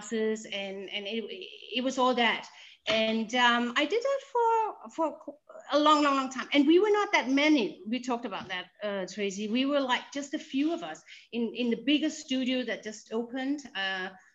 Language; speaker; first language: English; non-native, fluent; Danish